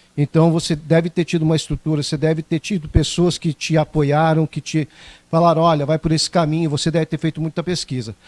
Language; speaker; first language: Portuguese; native; Portuguese